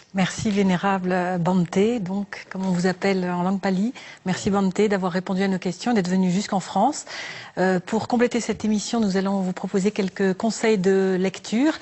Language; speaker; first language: French; native; French